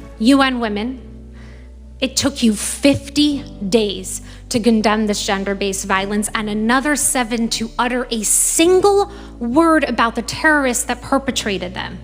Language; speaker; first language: English; early bilingual, other home language; Persian